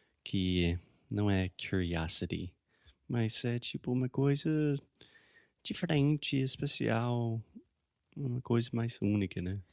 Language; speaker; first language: Portuguese; non-native, fluent; English